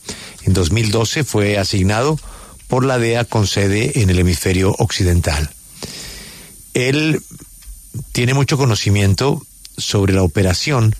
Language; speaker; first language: Spanish; native; Spanish